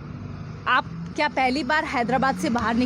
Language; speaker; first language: Hindi; native; Hindi